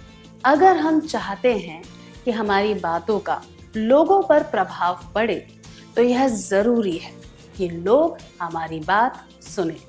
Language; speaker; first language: Hindi; native; Hindi